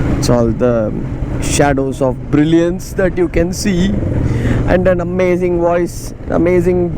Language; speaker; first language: English; non-native, local second language; Tamil